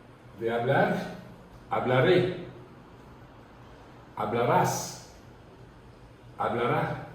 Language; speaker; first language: Spanish; non-native, learner; English